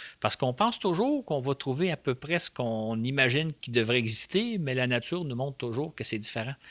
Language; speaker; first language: French; native; French